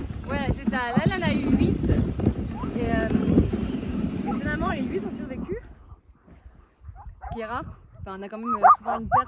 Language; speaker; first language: French; native; French